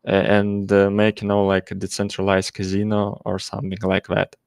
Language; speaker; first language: English; non-native, learner; Russian